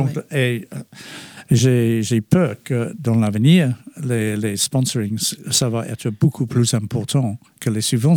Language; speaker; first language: French; non-native, fluent; English